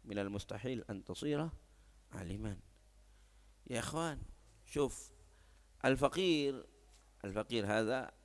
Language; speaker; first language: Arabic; non-native, fluent; Indonesian